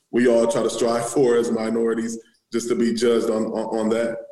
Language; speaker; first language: English; native; English